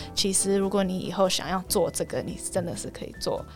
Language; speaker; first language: Chinese; non-native, fluent; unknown